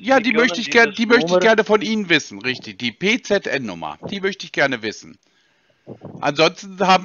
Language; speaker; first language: German; native; German